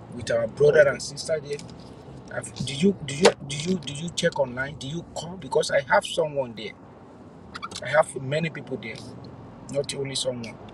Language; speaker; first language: English; non-native, local second language; Yoruba